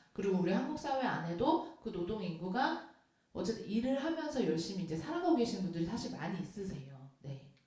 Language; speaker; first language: Korean; native; Korean